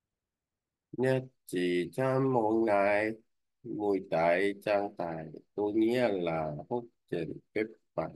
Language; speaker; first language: Vietnamese; non-native, learner; Korean